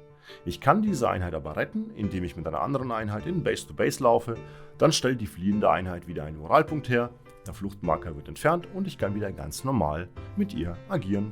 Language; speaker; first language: German; native; German